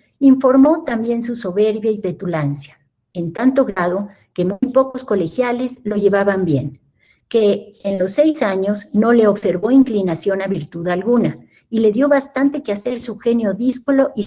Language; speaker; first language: Spanish; native; Spanish